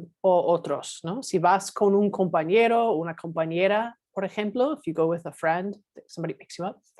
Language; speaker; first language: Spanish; non-native, fluent; English